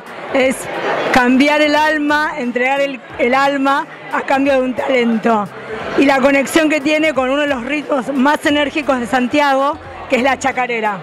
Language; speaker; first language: Spanish; native; Spanish